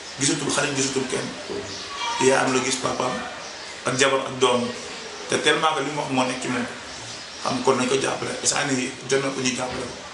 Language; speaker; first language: Wolof; native; Wolof